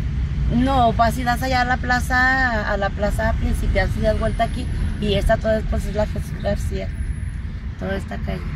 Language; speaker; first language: Spanish; native; Spanish